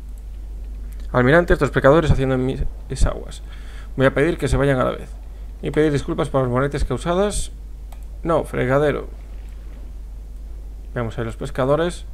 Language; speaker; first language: Spanish; native; Spanish